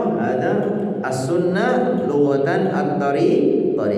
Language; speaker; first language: Arabic; non-native, fluent; Indonesian